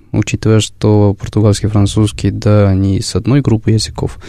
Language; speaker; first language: Russian; non-native, fluent; Spanish